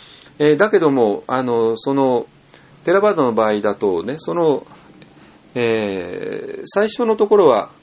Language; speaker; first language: Japanese; native; Japanese